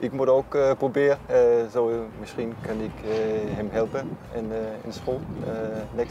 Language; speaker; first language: Dutch; non-native, learner; Danish